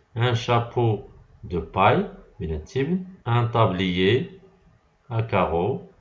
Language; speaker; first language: French; non-native, local second language; Arabic